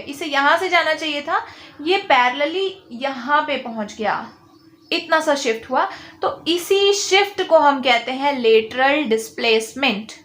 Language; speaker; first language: Hindi; native; Hindi